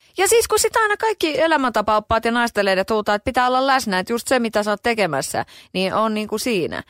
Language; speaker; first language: Finnish; native; Finnish